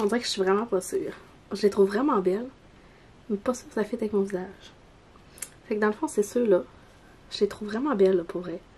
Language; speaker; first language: French; native; French